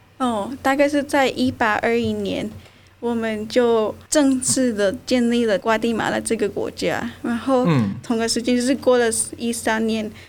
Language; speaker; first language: Chinese; non-native, fluent; Spanish